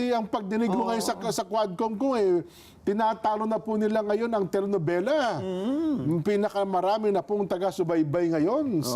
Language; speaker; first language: Filipino; native; Filipino